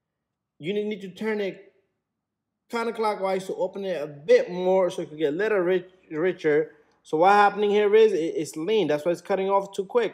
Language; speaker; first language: English; native; English